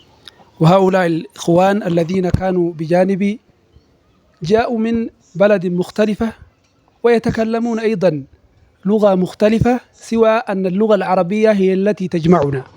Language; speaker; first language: Arabic; non-native, fluent; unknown